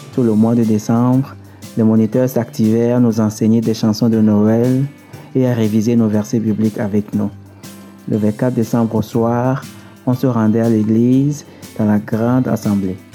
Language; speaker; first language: French; non-native, local second language; Ewe